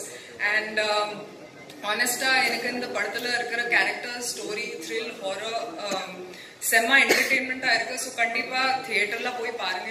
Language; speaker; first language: Tamil; non-native, local second language; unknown